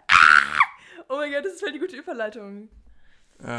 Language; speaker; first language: German; native; German